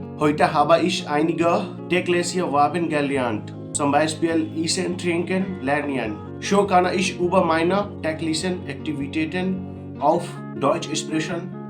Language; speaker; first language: German; non-native, learner; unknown